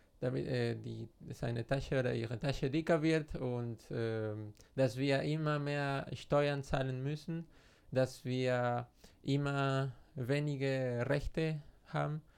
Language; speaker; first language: German; non-native, fluent; Spanish